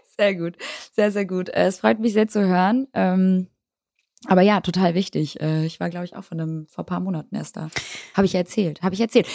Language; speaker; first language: German; early bilingual, other home language; Albanian